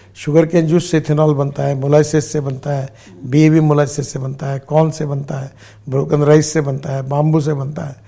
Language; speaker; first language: Hindi; non-native, local second language; Marathi